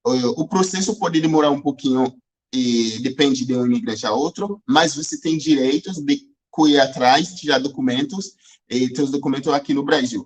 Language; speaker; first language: Portuguese; non-native, fluent; Haitian Creole